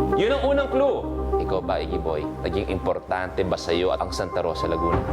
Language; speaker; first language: Filipino; native; Filipino